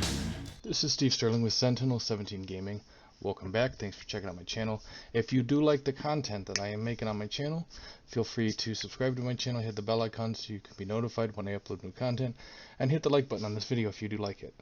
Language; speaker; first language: English; native; English